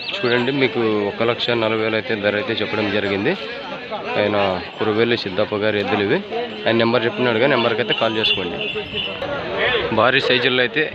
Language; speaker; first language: Telugu; native; Telugu